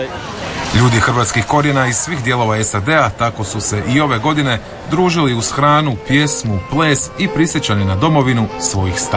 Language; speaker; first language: Serbian; native; Serbian